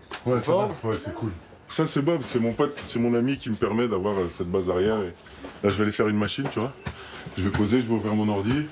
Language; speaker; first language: French; native; French